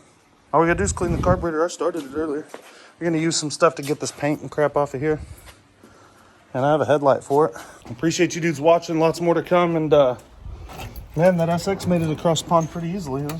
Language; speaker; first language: English; native; English